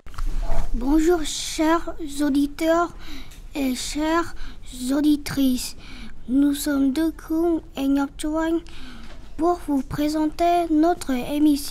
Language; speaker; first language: French; non-native, learner; Vietnamese